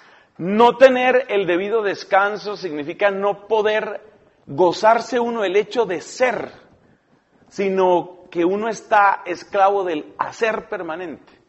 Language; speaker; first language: Spanish; native; Spanish